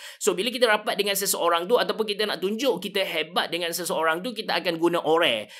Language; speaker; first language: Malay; native; Malay